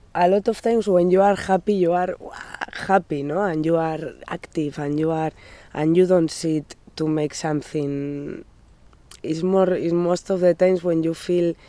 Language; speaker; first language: English; non-native, learner; Spanish